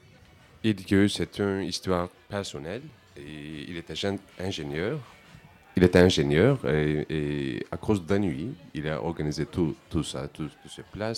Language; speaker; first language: French; non-native, learner; Turkish